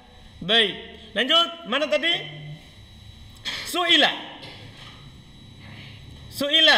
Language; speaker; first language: Arabic; non-native, fluent; Indonesian